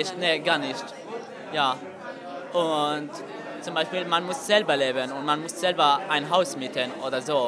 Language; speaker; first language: German; non-native, learner; Arabic